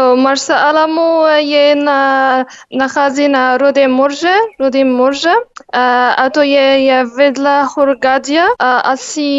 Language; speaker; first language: Czech; non-native, learner; Arabic